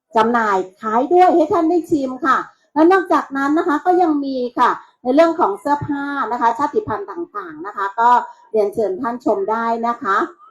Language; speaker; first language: Thai; non-native, local second language; Shan